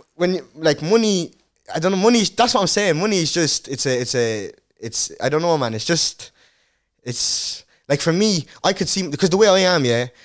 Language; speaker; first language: English; early bilingual, other home language; Dutch